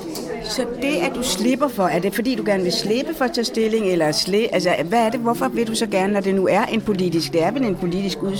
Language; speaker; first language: Danish; native; Danish